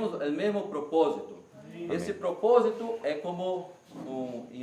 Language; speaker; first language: Spanish; non-native, learner; Portuguese